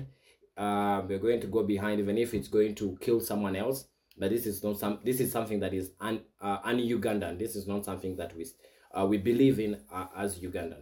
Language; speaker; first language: English; non-native, local second language; Ganda